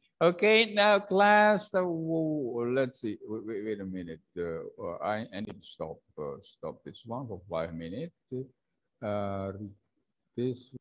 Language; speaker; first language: English; non-native, fluent; Indonesian